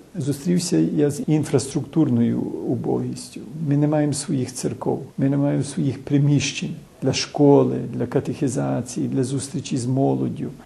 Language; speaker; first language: Ukrainian; early bilingual, heritage; Ukrainian